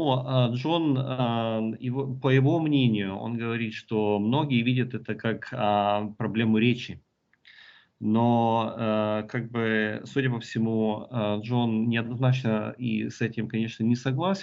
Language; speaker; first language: Russian; native; Russian